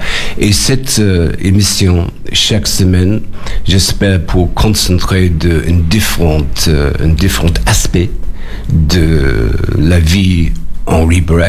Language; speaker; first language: French; non-native, learner; English